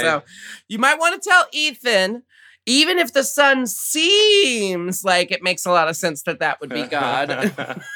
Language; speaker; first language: English; native; English